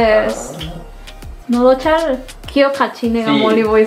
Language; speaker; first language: Korean; non-native, learner; Spanish